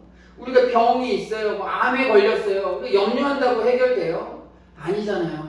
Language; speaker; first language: Korean; native; Korean